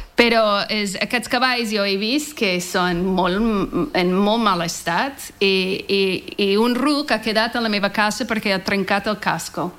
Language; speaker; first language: Catalan; non-native, learner; English